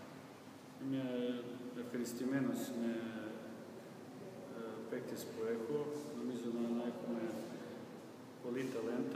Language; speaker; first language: Greek; non-native, learner; Serbian